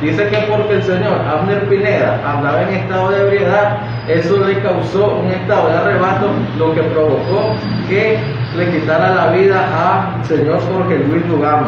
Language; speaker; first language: Spanish; native; Spanish